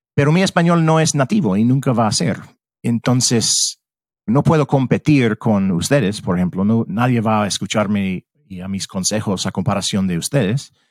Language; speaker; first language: Spanish; non-native, fluent; English